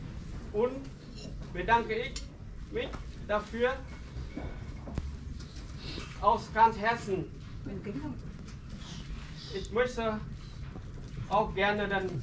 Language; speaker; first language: German; non-native, fluent; Vietnamese